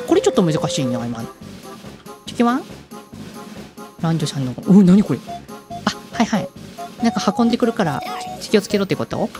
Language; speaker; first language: Japanese; native; Japanese